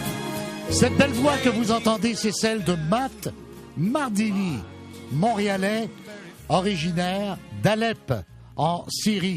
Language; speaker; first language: French; native; French